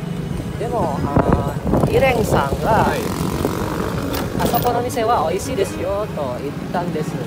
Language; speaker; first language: Japanese; non-native, learner; Indonesian